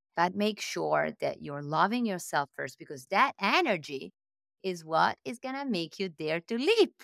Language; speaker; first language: English; non-native, fluent; Italian